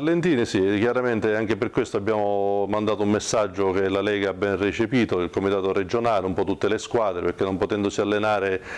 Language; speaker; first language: Italian; native; Italian